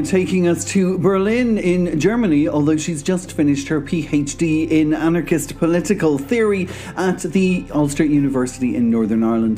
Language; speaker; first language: English; native; English